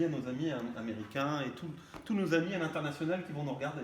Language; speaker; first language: French; native; French